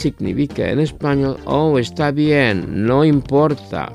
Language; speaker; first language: Spanish; non-native, fluent; Indonesian